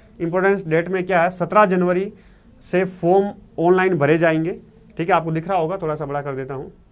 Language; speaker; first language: Hindi; native; Hindi